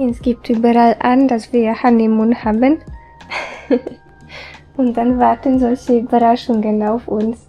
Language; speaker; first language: German; non-native, fluent; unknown